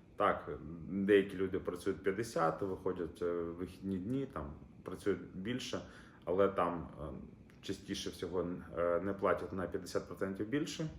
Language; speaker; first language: Ukrainian; non-native, local second language; Russian